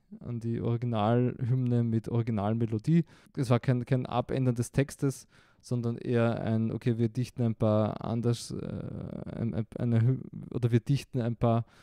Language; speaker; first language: German; non-native, local second language; Croatian